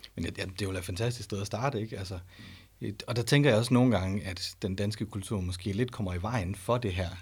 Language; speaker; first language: Danish; native; Danish